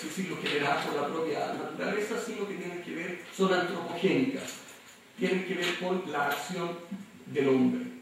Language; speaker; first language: Spanish; native; Spanish